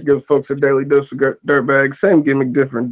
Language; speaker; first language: English; native; English